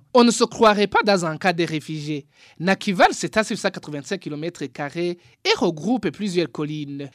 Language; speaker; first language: French; non-native, local second language; Rundi